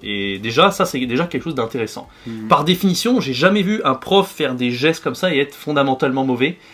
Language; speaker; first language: French; native; French